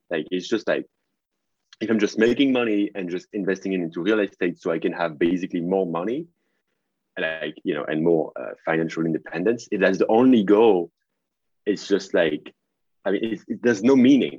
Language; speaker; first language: English; non-native, fluent; French